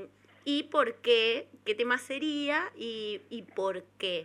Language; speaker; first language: Spanish; native; Spanish